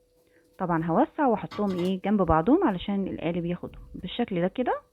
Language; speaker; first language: Arabic; native; Arabic